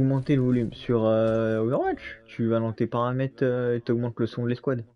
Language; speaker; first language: French; native; French